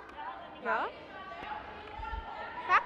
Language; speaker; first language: German; native; German